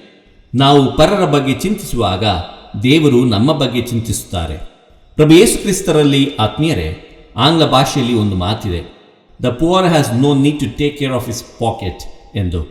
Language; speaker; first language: Kannada; native; Kannada